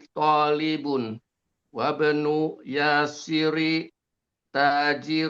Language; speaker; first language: Arabic; non-native, learner; Indonesian